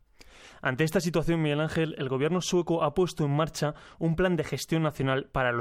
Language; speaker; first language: Spanish; native; Spanish